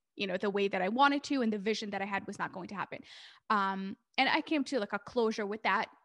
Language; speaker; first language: English; early bilingual, other home language; Hebrew